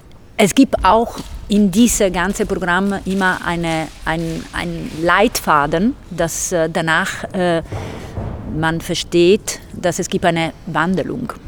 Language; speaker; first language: German; non-native, fluent; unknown